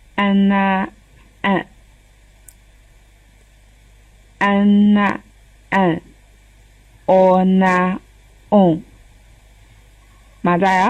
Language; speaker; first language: Korean; non-native, learner; Chinese